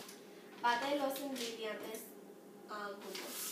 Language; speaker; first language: Spanish; non-native, learner; English